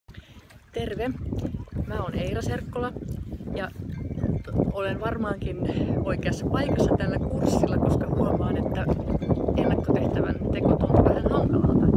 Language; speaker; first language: Finnish; native; Finnish